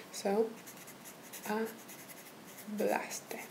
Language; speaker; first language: Spanish; non-native, fluent; English